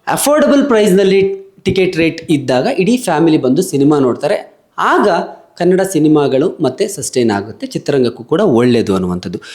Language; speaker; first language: Kannada; native; Kannada